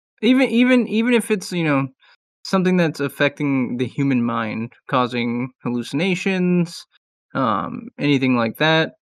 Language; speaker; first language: English; native; English